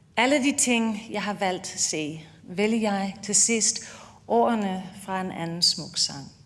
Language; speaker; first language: Danish; non-native, fluent; English